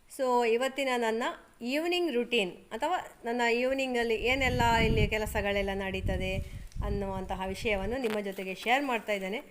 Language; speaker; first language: Kannada; non-native, local second language; Tulu